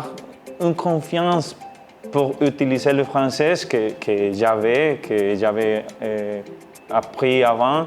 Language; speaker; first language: French; non-native, fluent; Spanish